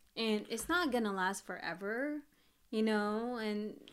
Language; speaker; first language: English; early bilingual, other home language; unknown